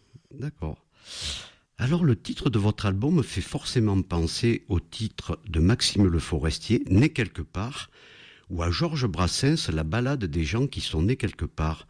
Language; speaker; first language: French; native; French